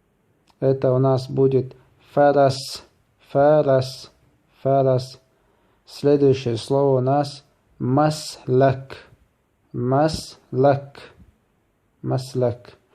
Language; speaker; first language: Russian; non-native, local second language; Chechen